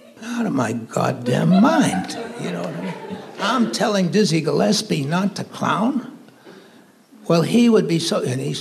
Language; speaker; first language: English; native; English